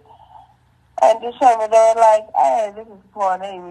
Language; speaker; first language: English; non-native, local second language; Zulu